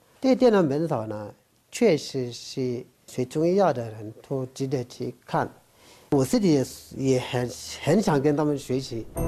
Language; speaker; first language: Chinese; non-native, fluent; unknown